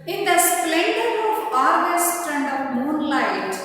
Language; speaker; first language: English; non-native, local second language; Kannada